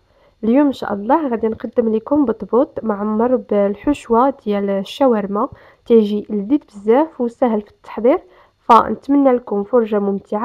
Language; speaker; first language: Arabic; native; Arabic